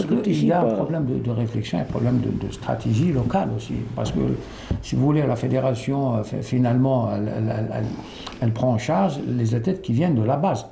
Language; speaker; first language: French; non-native, local second language; Arabic